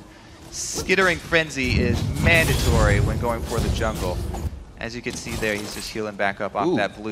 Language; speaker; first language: English; native; English